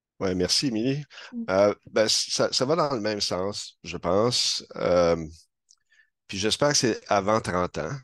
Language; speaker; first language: French; native; French